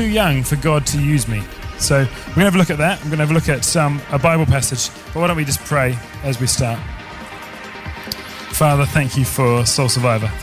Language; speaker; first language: English; native; English